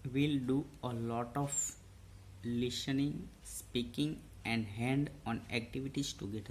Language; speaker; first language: English; non-native, local second language; Gujarati